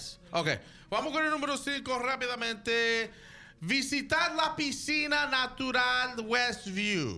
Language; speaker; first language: Spanish; early bilingual, heritage; Spanish